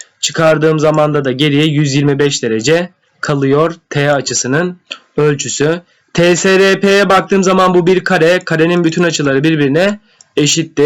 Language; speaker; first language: Turkish; native; Turkish